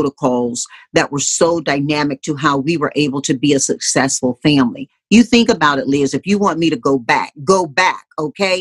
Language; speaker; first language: English; native; English